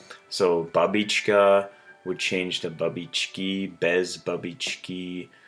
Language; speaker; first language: Czech; non-native, learner; English